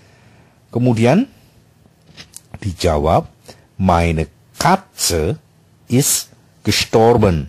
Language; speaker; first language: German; non-native, fluent; Indonesian